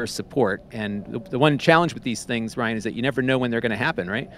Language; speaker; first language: English; native; English